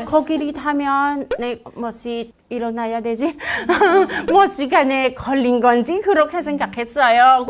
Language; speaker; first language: Korean; non-native, learner; Thai